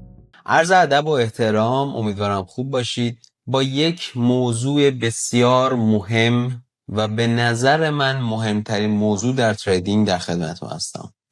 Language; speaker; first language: Persian; native; Persian